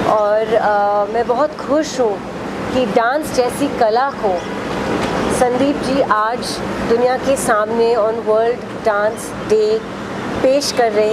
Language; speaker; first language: Hindi; native; Hindi